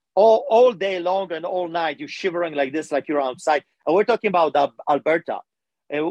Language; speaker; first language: English; non-native, fluent; Polish